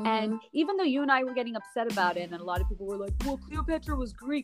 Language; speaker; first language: English; non-native, local second language; Bangla